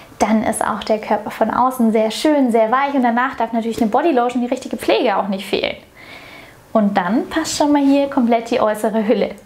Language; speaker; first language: German; native; German